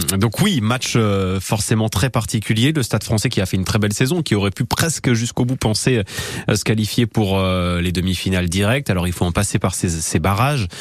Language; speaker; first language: French; native; French